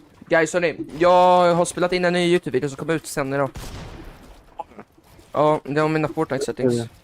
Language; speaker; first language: Swedish; native; Swedish